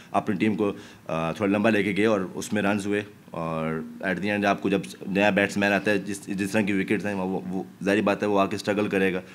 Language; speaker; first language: Urdu; native; Urdu